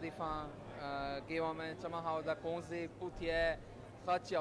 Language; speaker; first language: Chinese; non-native, learner; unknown